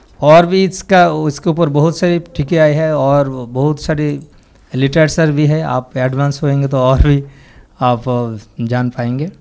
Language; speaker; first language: Hindi; non-native, local second language; Bangla